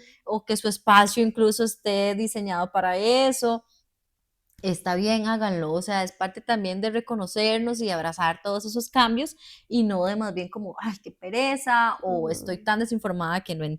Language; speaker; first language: Spanish; native; Spanish